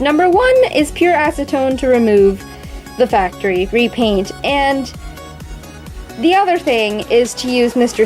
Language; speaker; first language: English; native; English